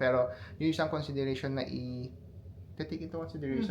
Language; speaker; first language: Filipino; native; Filipino